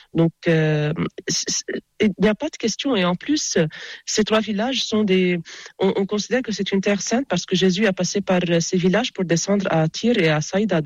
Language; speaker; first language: French; non-native, local second language; Arabic